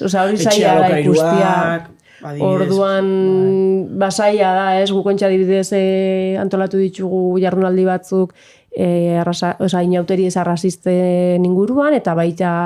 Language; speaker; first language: Basque; native; Basque